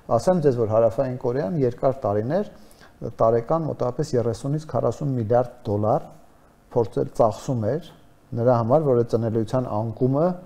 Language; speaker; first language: Armenian; native; Armenian